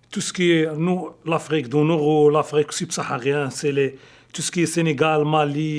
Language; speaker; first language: French; non-native, local second language; Arabic